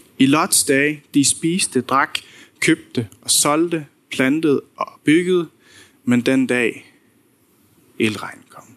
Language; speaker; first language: Danish; non-native, local second language; Faroese